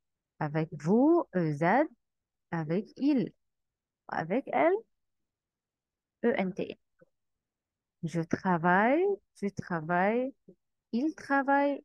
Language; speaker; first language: French; non-native, fluent; Arabic